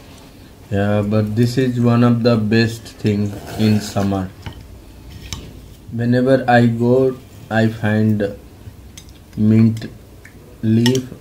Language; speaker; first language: English; non-native, local second language; Hindi